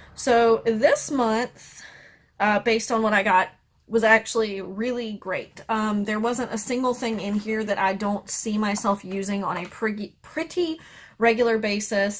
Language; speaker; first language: English; native; English